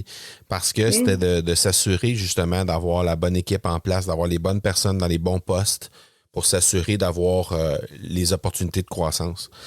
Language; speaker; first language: French; native; French